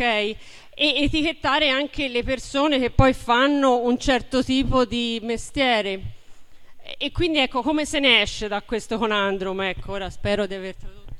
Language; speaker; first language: Italian; native; Italian